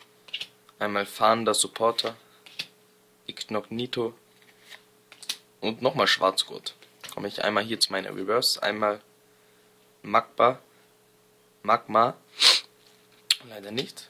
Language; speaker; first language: German; native; German